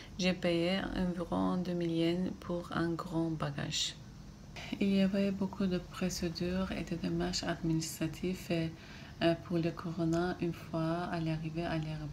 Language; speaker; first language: French; non-native, fluent; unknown